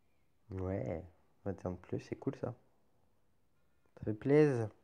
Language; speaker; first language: French; native; French